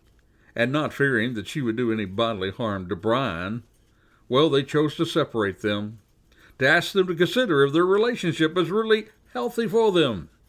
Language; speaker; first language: English; native; English